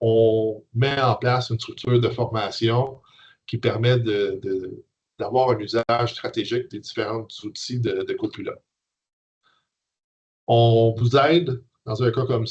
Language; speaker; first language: French; native; French